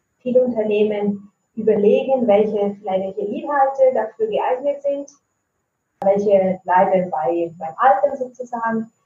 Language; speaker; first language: German; non-native, fluent; Italian